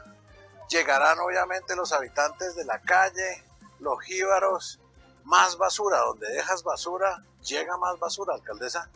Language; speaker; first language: Spanish; native; Spanish